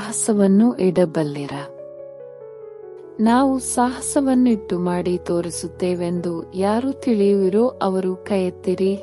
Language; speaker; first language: Kannada; native; Kannada